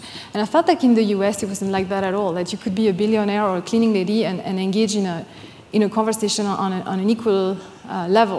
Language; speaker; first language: English; non-native, fluent; French